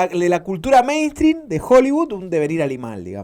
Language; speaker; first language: Spanish; native; Spanish